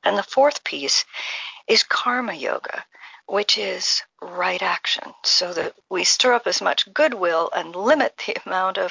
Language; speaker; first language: English; native; English